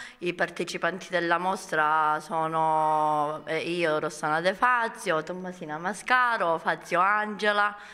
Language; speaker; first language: Italian; native; Italian